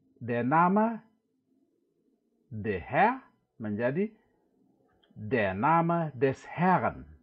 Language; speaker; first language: German; non-native, fluent; Indonesian